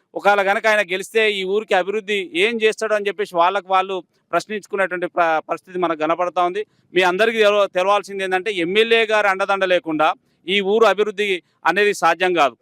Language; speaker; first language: Telugu; native; Telugu